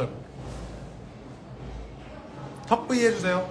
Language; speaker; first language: Korean; native; Korean